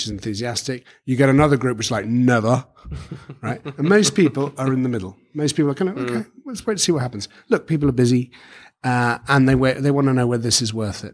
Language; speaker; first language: English; native; English